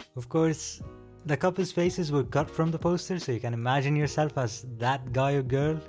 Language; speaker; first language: English; non-native, fluent; Arabic